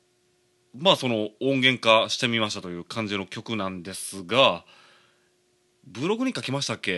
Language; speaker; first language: Japanese; native; Japanese